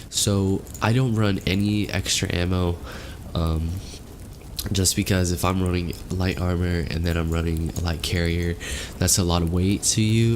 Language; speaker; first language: English; native; English